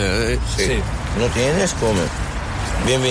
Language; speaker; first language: Spanish; non-native, learner; Arabic